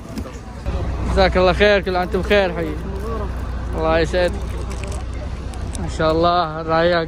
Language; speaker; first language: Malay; early bilingual, heritage; Malay